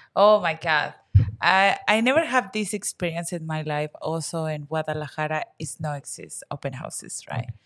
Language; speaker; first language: English; non-native, learner; Spanish